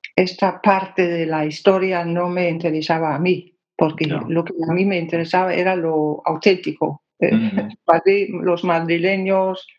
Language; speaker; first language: Spanish; non-native, fluent; Danish